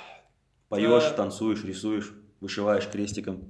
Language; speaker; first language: Russian; native; Russian